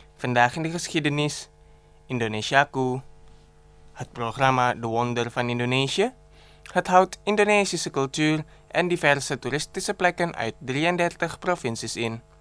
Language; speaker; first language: Dutch; non-native, fluent; Indonesian